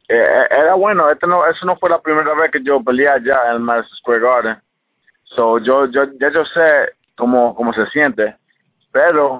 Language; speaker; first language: Spanish; early bilingual, heritage; English